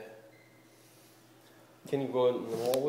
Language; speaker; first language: English; non-native, learner; Portuguese